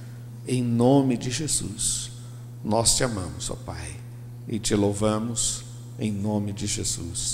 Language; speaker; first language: Portuguese; native; Portuguese